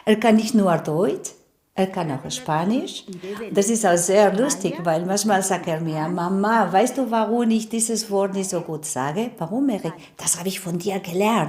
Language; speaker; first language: German; non-native, fluent; Spanish